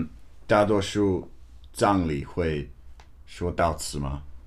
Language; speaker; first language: Chinese; non-native, learner; English